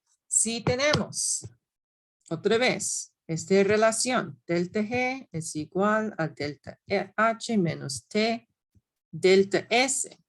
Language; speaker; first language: Spanish; non-native, fluent; English